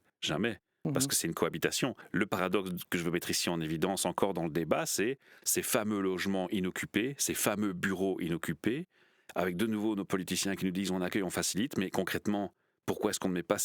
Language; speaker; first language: French; native; French